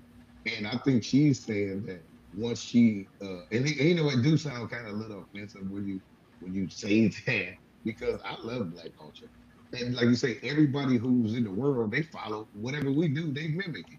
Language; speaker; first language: English; native; English